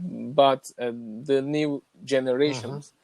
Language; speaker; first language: English; non-native, learner; Turkish